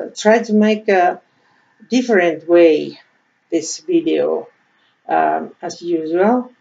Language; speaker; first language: English; non-native, learner; Finnish